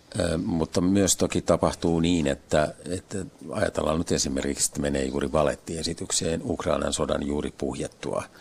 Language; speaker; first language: Finnish; native; Finnish